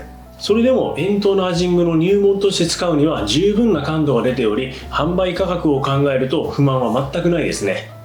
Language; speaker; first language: Japanese; native; Japanese